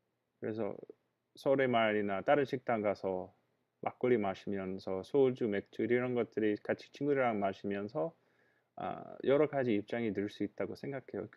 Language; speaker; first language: Korean; non-native, fluent; English